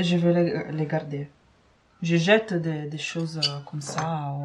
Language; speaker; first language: French; non-native, fluent; Italian